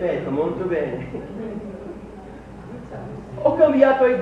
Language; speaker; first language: Italian; non-native, fluent; Portuguese